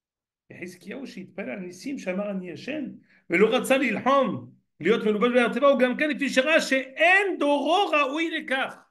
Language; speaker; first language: Hebrew; non-native, fluent; French